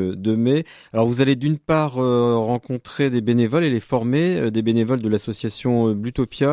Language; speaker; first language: French; native; French